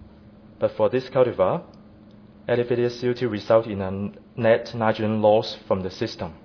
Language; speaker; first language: English; non-native, fluent; Chinese